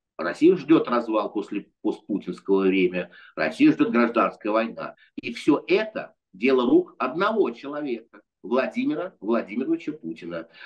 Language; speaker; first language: Russian; native; Russian